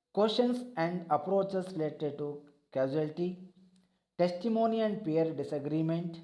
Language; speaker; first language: English; non-native, local second language; Kannada